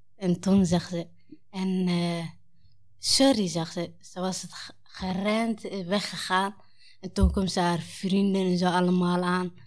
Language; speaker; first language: Dutch; non-native, learner; Somali